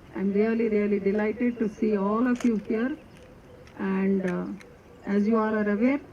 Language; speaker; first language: English; non-native, local second language; Telugu